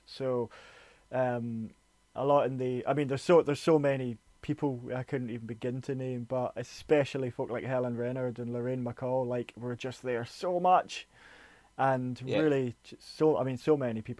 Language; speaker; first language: English; native; English